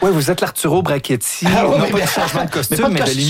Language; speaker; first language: French; native; French